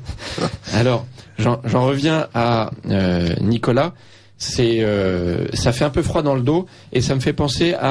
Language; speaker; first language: French; native; French